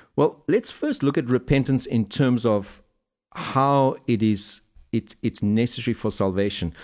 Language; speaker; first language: English; native; English